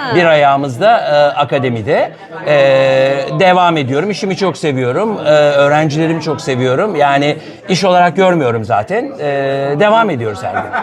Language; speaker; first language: Turkish; native; Turkish